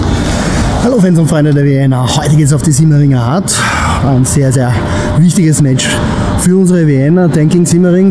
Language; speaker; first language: German; native; German